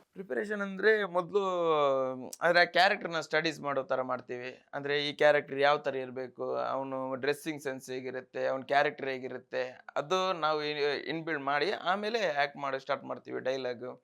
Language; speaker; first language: Kannada; non-native, local second language; Tulu